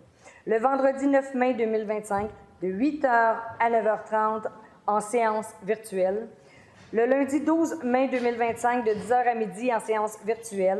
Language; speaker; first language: French; native; French